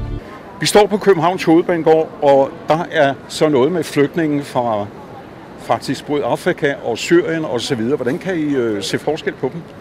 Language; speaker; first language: Danish; native; Danish